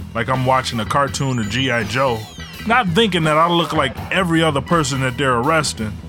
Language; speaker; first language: English; native; English